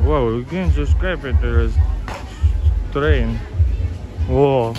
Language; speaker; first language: English; non-native, fluent; Russian